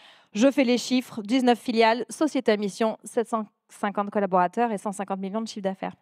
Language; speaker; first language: French; native; French